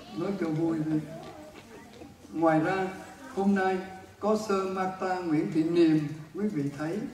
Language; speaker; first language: Vietnamese; native; Vietnamese